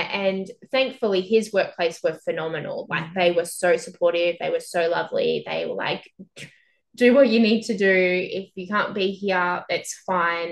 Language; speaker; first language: English; native; English